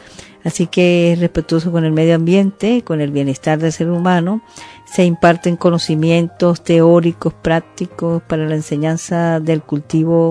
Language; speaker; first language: Spanish; native; Spanish